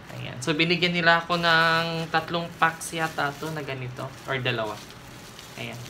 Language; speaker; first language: Filipino; non-native, local second language; Waray